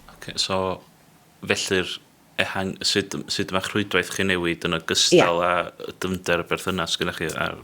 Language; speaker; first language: Welsh; native; Welsh